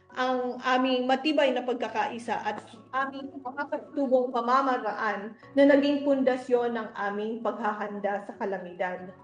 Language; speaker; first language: Filipino; non-native, local second language; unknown